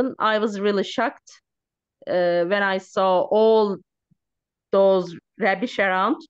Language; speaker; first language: English; non-native, learner; Turkish